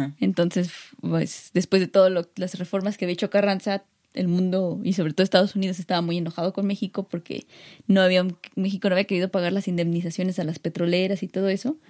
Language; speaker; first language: Spanish; native; Spanish